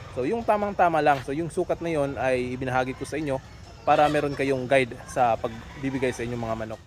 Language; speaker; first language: Filipino; non-native, local second language; Cebuano